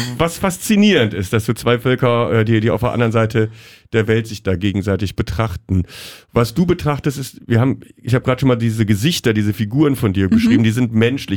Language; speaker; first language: German; native; German